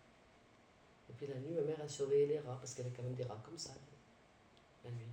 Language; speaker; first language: French; early bilingual, other home language; Arabic